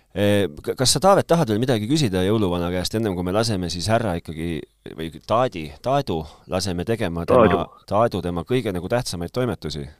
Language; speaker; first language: Estonian; native; Estonian